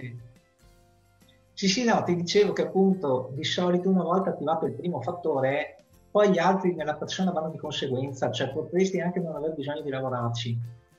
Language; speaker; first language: Italian; native; Italian